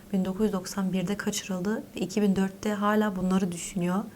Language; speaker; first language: Turkish; early bilingual, other home language; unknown